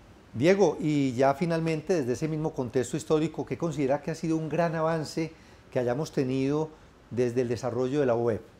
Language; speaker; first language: Spanish; native; Spanish